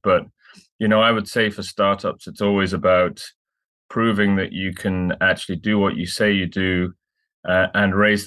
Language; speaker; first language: English; native; English